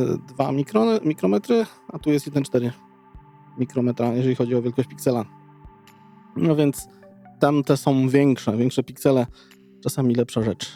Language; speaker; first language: Polish; native; Polish